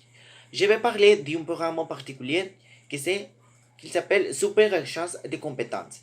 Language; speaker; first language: French; non-native, learner; Spanish